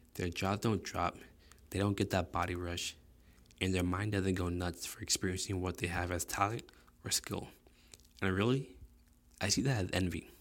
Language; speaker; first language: English; native; English